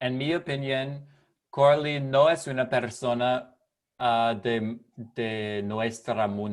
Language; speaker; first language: Spanish; non-native, learner; English